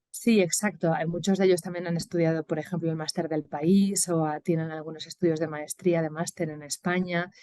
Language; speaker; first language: Spanish; native; Spanish